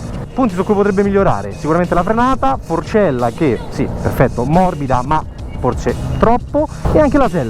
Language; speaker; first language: Italian; native; Italian